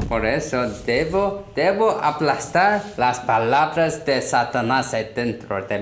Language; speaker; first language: Spanish; non-native, learner; Korean